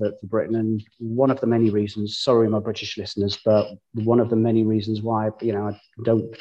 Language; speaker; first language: English; native; English